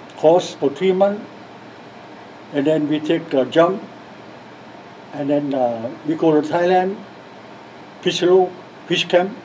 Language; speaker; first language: English; non-native, learner; Lao